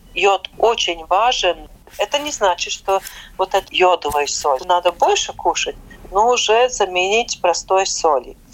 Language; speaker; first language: Russian; non-native, local second language; Latvian